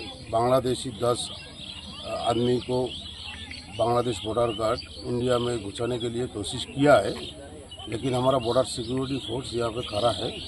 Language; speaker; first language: Hindi; non-native, local second language; Bangla